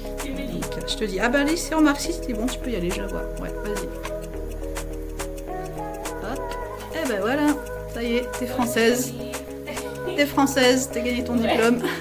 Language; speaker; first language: French; native; French